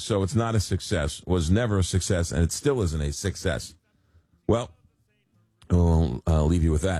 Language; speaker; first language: English; native; English